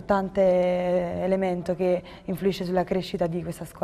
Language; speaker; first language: Italian; native; Italian